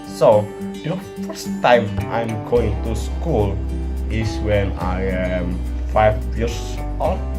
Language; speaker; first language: English; non-native, learner; Indonesian